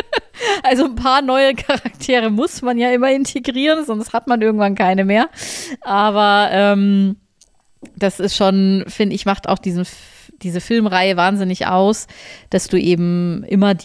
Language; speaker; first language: German; native; German